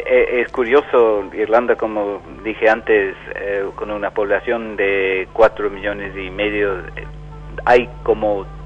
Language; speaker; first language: Spanish; non-native, fluent; English